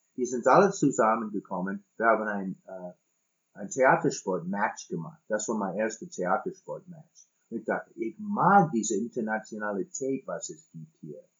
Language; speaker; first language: German; non-native, fluent; English